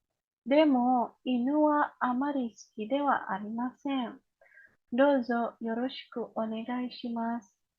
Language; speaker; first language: Japanese; non-native, learner; Indonesian